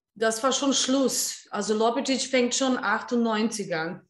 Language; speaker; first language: German; non-native, fluent; Serbian